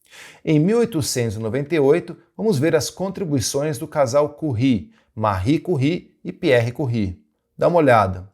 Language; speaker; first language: Portuguese; native; Portuguese